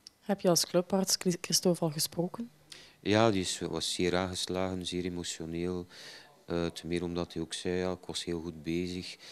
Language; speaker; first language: Dutch; native; Dutch